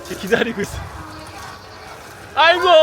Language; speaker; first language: Korean; native; Korean